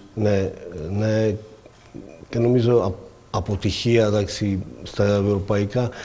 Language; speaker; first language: Greek; non-native, fluent; Slovak